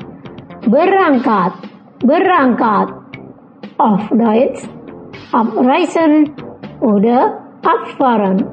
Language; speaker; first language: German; non-native, fluent; Indonesian